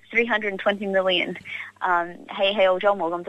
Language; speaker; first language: Cantonese; early bilingual, heritage; Cantonese